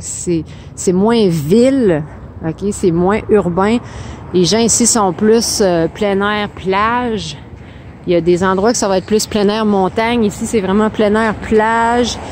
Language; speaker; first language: French; early bilingual, heritage; French